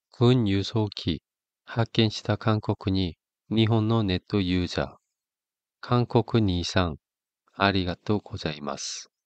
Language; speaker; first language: Japanese; non-native, fluent; Korean